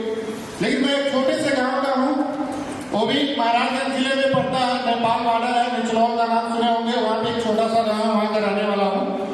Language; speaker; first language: Hindi; native; Hindi